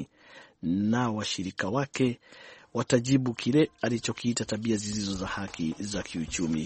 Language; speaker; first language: Swahili; non-native, local second language; Kikuyu